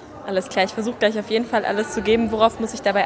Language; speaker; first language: German; native; German